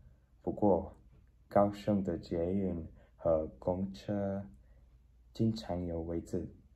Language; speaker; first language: Chinese; non-native, learner; Spanish